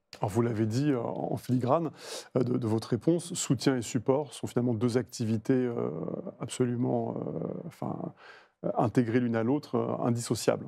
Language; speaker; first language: French; native; French